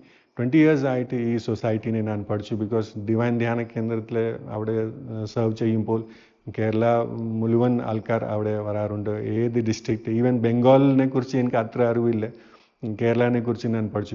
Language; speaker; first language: Malayalam; non-native, fluent; Hindi